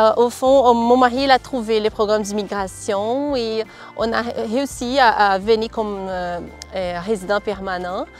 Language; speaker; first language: French; non-native, fluent; Portuguese